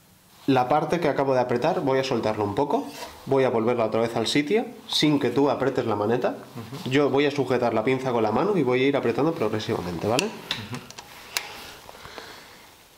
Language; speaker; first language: Spanish; native; Spanish